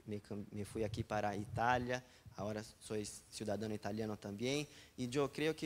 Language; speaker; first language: Spanish; non-native, fluent; Portuguese